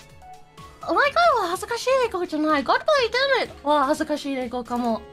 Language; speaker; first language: Japanese; non-native, learner; English